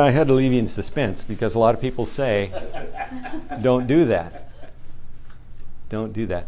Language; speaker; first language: English; native; English